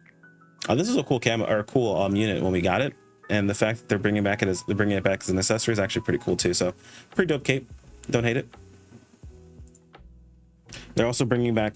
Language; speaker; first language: English; native; English